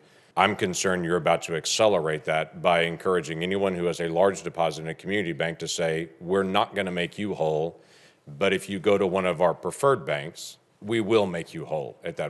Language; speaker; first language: English; native; English